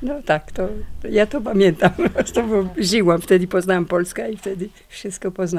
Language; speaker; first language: Polish; non-native, learner; French